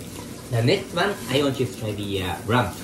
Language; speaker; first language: English; non-native, learner; Japanese